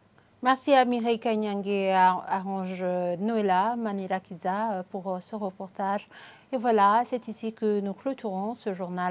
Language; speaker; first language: French; non-native, local second language; Rundi